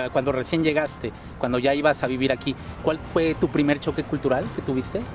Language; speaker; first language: Spanish; native; Spanish